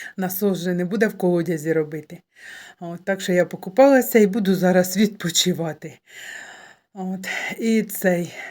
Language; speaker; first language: Ukrainian; native; Ukrainian